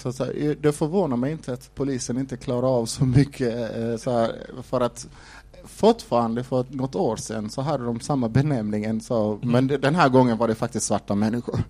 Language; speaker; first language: Swedish; non-native, fluent; Somali